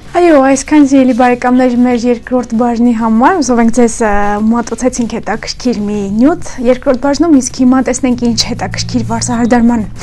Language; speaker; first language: Armenian; native; Armenian